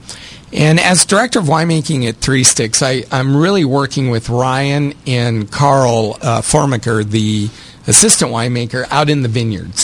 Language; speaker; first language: English; native; English